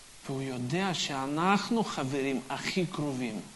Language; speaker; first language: Hebrew; non-native, fluent; Russian